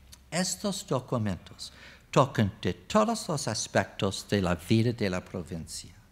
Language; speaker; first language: Spanish; non-native, fluent; English